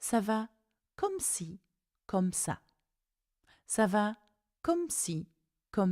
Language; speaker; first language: French; non-native, fluent; English